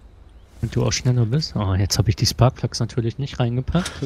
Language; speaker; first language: German; native; German